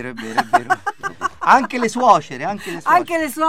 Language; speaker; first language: Italian; native; Italian